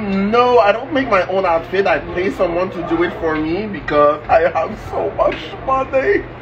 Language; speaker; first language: English; non-native, fluent; French